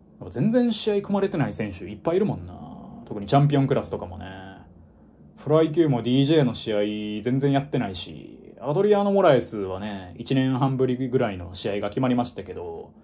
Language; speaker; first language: Japanese; native; Japanese